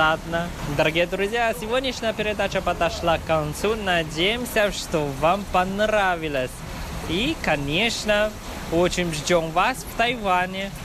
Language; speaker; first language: Russian; non-native, learner; Chinese